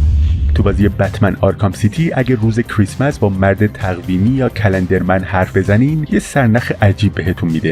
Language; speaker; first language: Persian; native; Persian